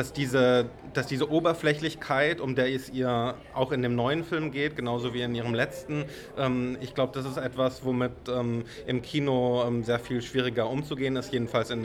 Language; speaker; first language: German; native; German